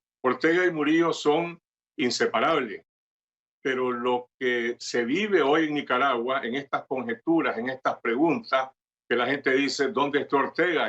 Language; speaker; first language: Spanish; native; Spanish